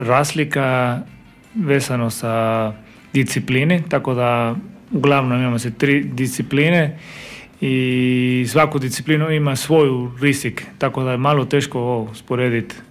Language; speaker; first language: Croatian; non-native, fluent; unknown